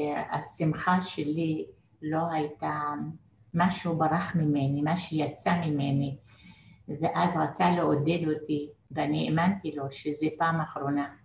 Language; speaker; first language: Hebrew; non-native, fluent; Arabic